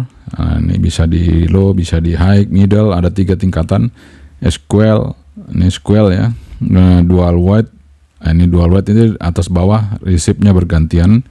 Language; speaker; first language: Indonesian; native; Indonesian